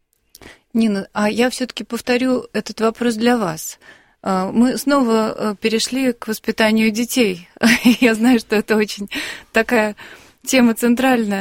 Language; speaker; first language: Russian; native; Russian